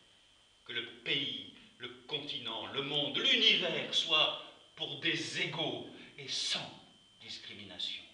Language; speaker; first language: French; native; French